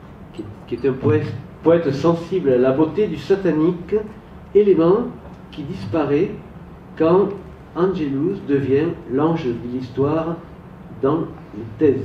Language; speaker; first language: French; native; French